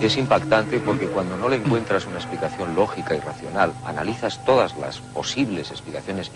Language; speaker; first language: Spanish; native; Spanish